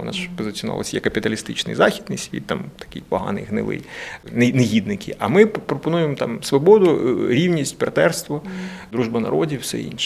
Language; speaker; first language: Ukrainian; native; Ukrainian